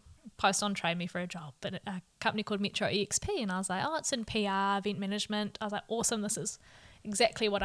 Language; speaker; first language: English; native; English